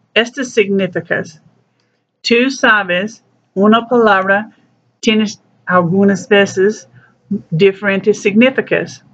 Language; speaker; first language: Spanish; non-native, learner; English